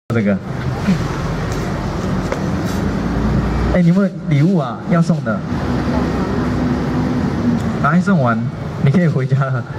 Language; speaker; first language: Chinese; native; Chinese